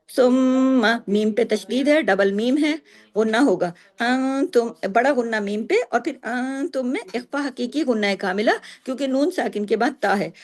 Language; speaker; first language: Urdu; native; Urdu